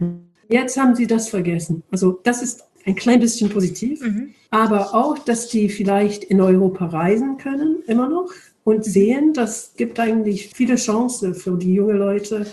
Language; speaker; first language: German; non-native, fluent; English